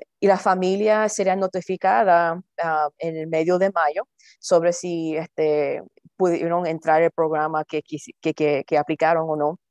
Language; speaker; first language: Spanish; early bilingual, heritage; Spanish